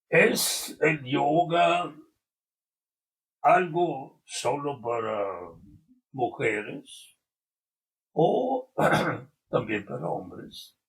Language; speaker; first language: Spanish; non-native, fluent; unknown